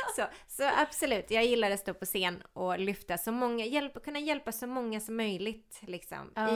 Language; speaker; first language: Swedish; early bilingual, other home language; Ukrainian